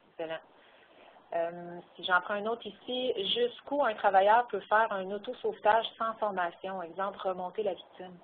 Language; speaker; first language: French; native; French